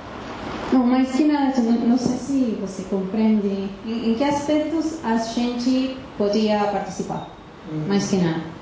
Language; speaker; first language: Portuguese; non-native, learner; Spanish